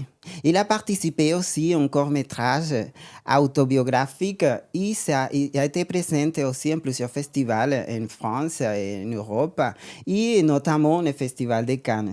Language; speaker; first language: French; non-native, learner; Spanish